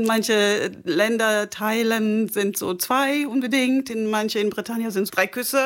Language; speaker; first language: German; non-native, fluent; French